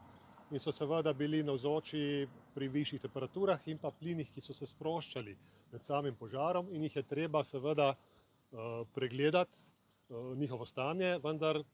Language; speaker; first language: Slovenian; native; Slovenian